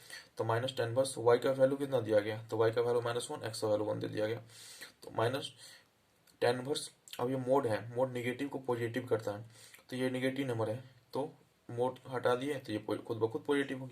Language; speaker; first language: Hindi; native; Hindi